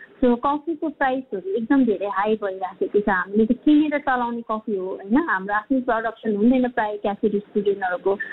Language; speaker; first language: Nepali; non-native, local second language; Sherpa